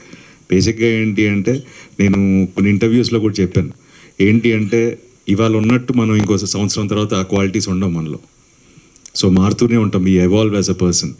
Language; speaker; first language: Telugu; native; Telugu